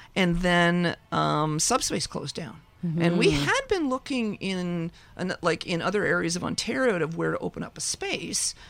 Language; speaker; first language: English; native; English